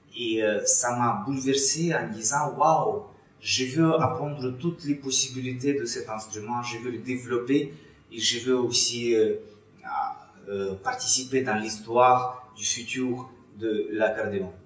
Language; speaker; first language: French; non-native, fluent; Russian